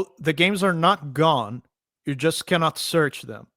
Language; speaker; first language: English; native; English